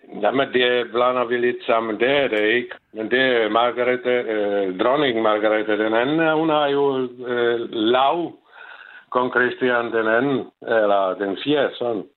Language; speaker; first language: Danish; non-native, fluent; Czech